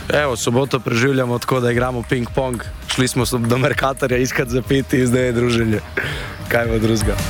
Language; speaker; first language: Slovenian; native; Slovenian